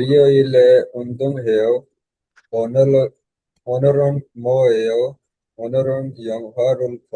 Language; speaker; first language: Korean; non-native, learner; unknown